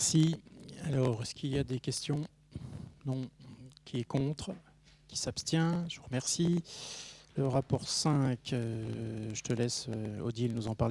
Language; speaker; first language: French; native; French